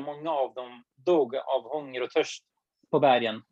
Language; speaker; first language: Swedish; non-native, fluent; Kurdish